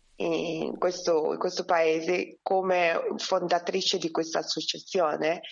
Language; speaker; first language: Italian; non-native, fluent; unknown